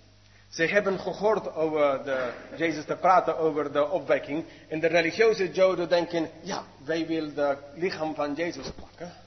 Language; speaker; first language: Dutch; non-native, fluent; English